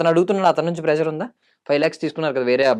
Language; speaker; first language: Telugu; native; Telugu